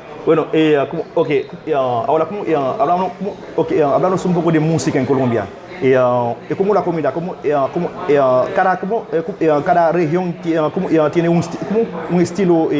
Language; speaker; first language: Spanish; non-native, fluent; Haitian Creole